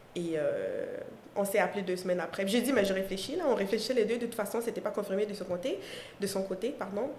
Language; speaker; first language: French; non-native, local second language; Mossi